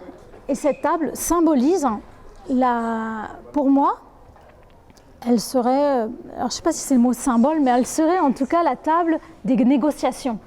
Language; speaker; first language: French; native; French